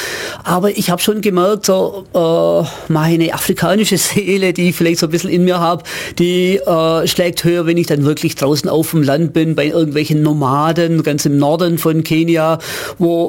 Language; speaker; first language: German; native; German